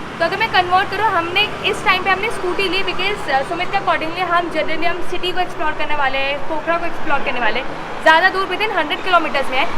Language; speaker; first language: Hindi; native; Hindi